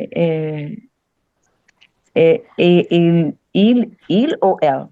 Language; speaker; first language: French; non-native, learner; Spanish